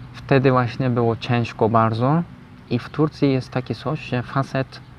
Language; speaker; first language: Polish; non-native, learner; Turkish